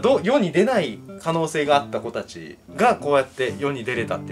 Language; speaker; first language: Japanese; native; Japanese